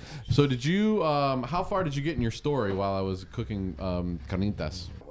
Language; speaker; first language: English; native; English